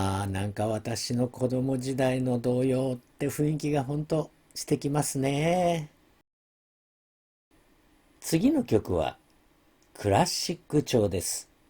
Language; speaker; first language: Japanese; native; Japanese